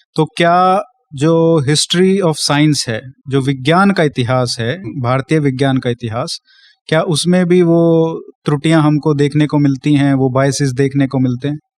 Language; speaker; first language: Hindi; native; Hindi